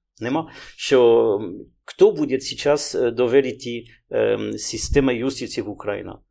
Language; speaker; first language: Ukrainian; non-native, learner; French